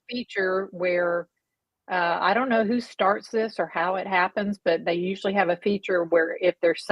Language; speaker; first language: English; native; English